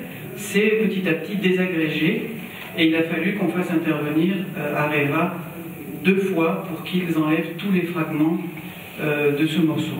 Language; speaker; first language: French; native; French